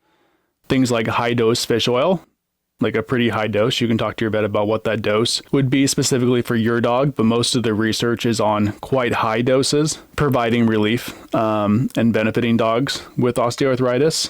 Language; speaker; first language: English; native; English